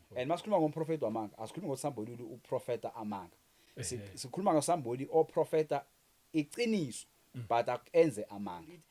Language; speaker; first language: Zulu; non-native, local second language; South Ndebele